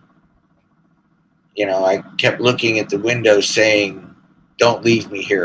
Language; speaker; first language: English; native; English